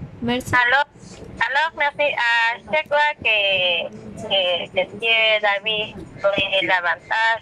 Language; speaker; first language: French; non-native, learner; Spanish